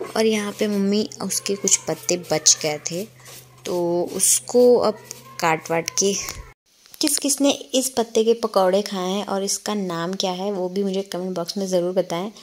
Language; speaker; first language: Hindi; non-native, local second language; Bangla